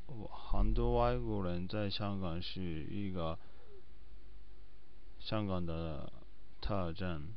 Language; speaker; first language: Chinese; non-native, learner; Japanese